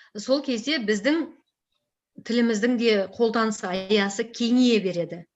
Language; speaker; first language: Kazakh; native; Kazakh